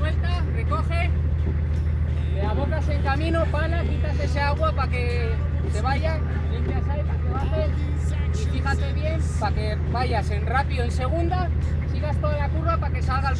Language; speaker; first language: Spanish; native; Spanish